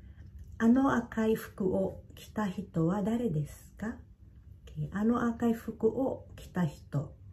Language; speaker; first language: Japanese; non-native, fluent; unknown